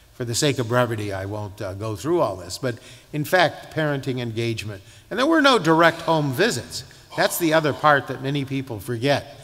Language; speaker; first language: English; native; English